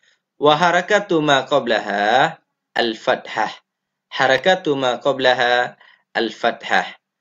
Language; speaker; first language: Arabic; non-native, fluent; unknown